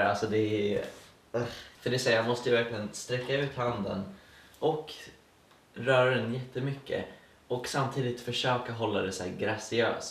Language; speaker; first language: Swedish; native; Swedish